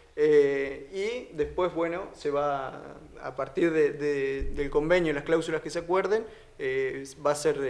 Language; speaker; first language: Spanish; native; Spanish